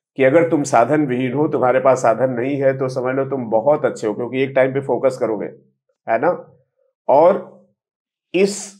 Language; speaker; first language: Hindi; native; Hindi